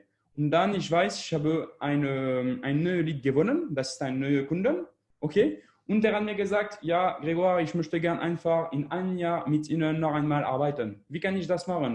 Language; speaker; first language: German; non-native, learner; French